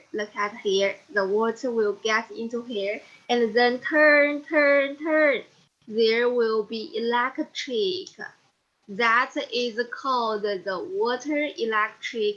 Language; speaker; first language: English; non-native, learner; Chinese